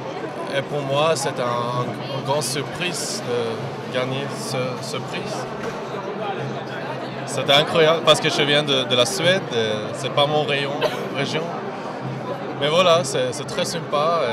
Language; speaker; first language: French; non-native, learner; Swedish